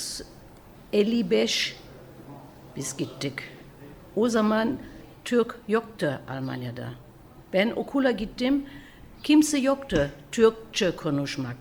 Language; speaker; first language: Turkish; early bilingual, heritage; German